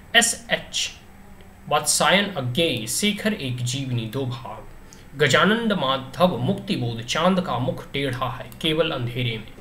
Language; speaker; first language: Hindi; native; Hindi